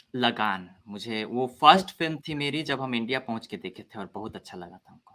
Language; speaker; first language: Hindi; early bilingual, other home language; Korean